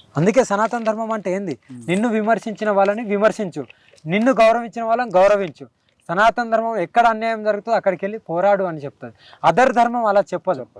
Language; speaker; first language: Telugu; native; Telugu